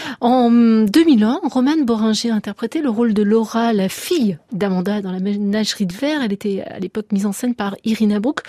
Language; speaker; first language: French; native; French